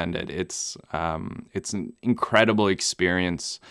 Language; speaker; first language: English; non-native, local second language; German